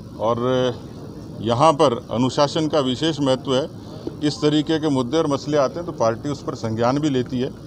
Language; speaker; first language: Hindi; native; Hindi